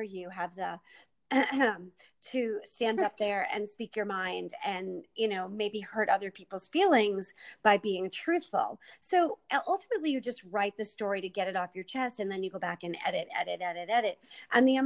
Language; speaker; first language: English; native; English